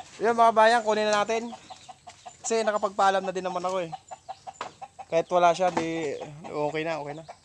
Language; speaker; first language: Filipino; non-native, local second language; Bikol